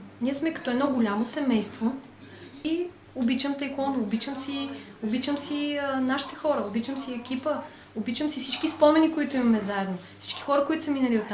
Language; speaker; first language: Bulgarian; native; Bulgarian